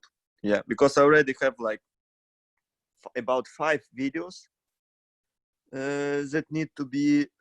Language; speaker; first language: English; non-native, learner; Russian